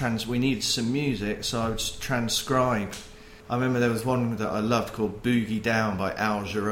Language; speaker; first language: English; native; English